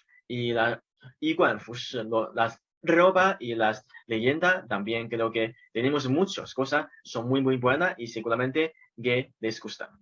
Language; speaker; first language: Spanish; non-native, fluent; Chinese